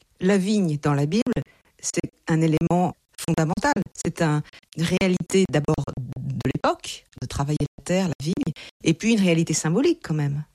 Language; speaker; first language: French; native; French